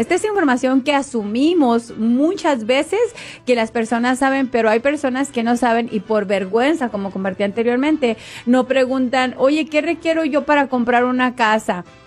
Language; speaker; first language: Spanish; native; Spanish